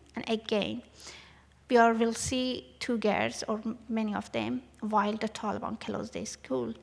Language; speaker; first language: English; non-native, learner; Persian